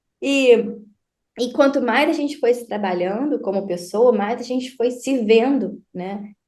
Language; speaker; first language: Portuguese; native; Portuguese